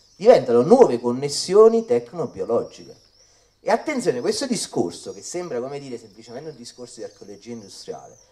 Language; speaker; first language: Italian; native; Italian